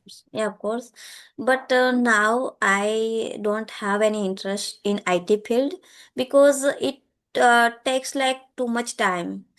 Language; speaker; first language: English; non-native, learner; Gujarati